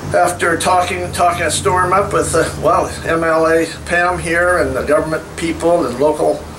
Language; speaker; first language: English; native; English